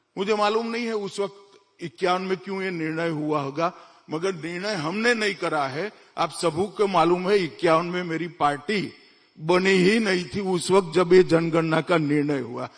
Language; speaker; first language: Hindi; non-native, local second language; Gujarati